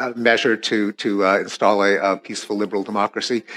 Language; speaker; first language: English; native; English